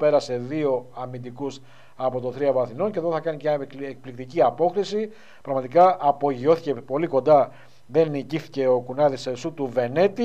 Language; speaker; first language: Greek; native; Greek